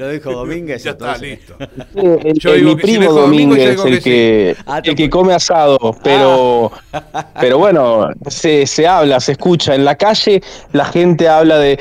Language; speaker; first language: Spanish; native; Spanish